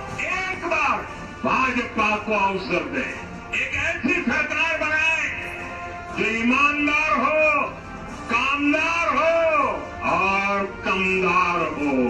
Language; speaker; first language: Hindi; non-native, local second language; Bangla